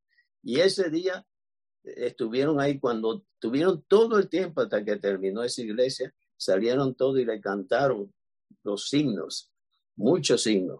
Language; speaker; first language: Spanish; native; Spanish